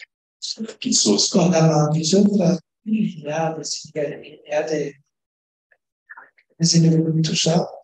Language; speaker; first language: French; non-native, fluent; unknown